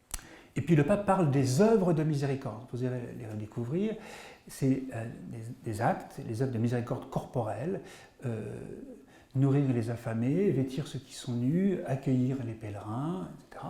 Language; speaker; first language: French; native; French